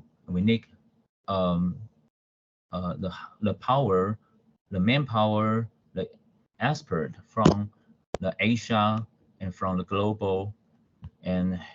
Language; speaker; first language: English; non-native, fluent; Chinese